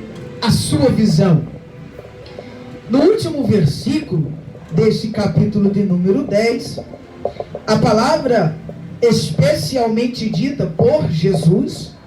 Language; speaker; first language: Portuguese; native; Portuguese